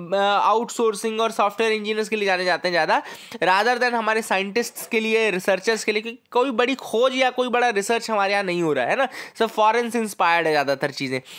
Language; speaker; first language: Hindi; native; Hindi